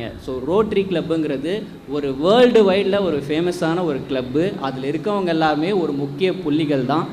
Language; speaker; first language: Tamil; native; Tamil